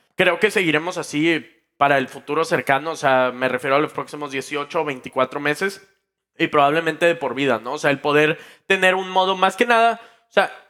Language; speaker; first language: Spanish; native; Spanish